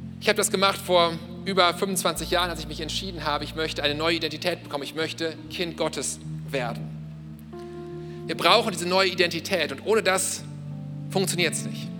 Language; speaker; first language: German; native; German